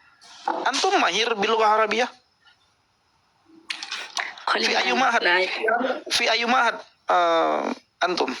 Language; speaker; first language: Arabic; non-native, learner; Indonesian